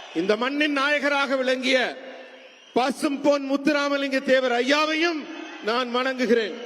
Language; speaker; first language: Tamil; native; Tamil